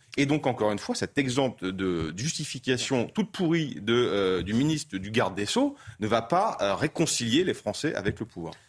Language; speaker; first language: French; native; French